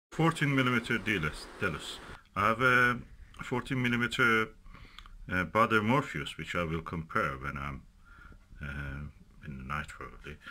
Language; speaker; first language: English; non-native, fluent; Persian